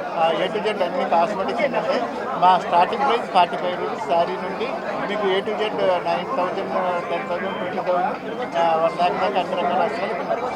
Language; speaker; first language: Telugu; native; Telugu